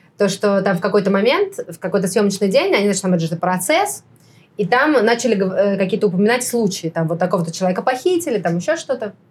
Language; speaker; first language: Russian; native; Russian